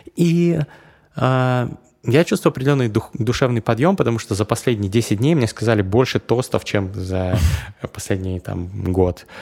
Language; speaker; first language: Russian; native; Russian